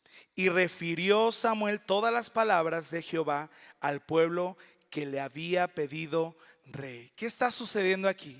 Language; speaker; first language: Spanish; native; Spanish